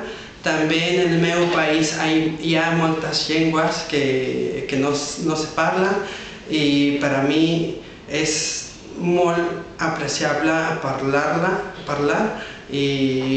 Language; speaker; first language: Catalan; non-native, learner; Spanish